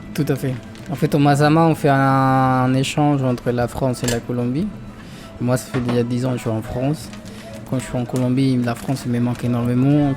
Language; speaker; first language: French; non-native, fluent; Spanish